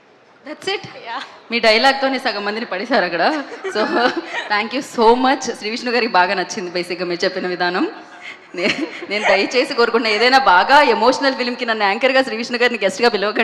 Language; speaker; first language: Telugu; native; Telugu